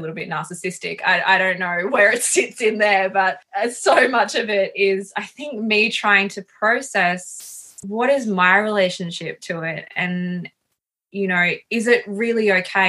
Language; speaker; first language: English; native; English